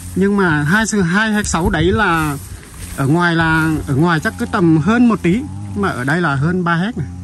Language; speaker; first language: Vietnamese; non-native, local second language; Tày